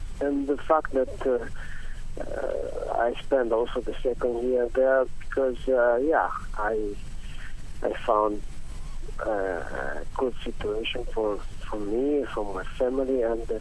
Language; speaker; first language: English; non-native, learner; Italian